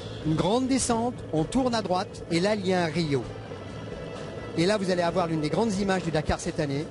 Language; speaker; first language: French; native; French